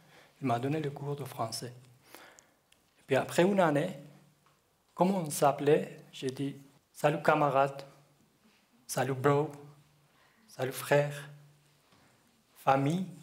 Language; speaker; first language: French; non-native, learner; Kurdish